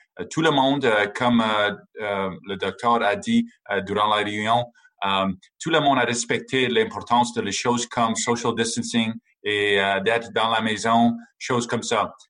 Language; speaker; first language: French; non-native, fluent; English